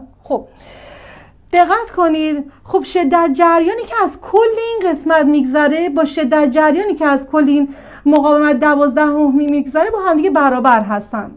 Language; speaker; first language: Persian; native; Persian